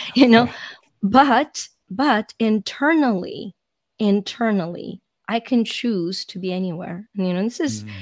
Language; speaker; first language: English; non-native, fluent; Ukrainian